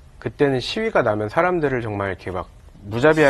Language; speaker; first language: Korean; native; Korean